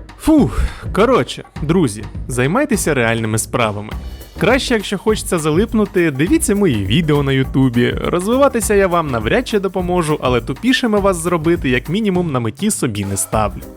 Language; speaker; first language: Ukrainian; native; Ukrainian